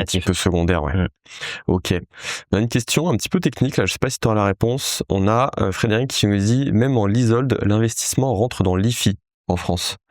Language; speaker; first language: French; native; French